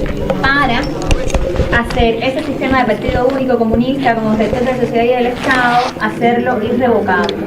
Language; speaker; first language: Spanish; native; Spanish